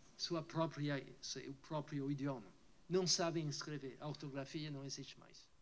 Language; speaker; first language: Portuguese; non-native, fluent; French